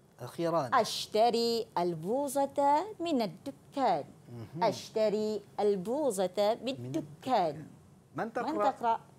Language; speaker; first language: Arabic; non-native, fluent; Malay